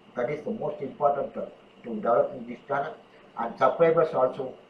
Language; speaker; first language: English; non-native, local second language; Tamil